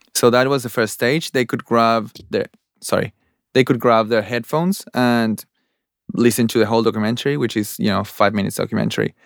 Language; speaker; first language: English; non-native, fluent; Spanish